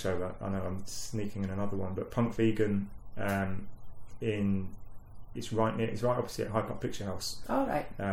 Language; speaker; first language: English; native; English